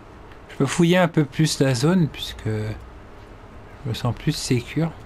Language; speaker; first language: French; native; French